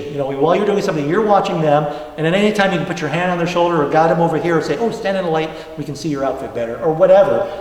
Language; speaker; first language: English; native; English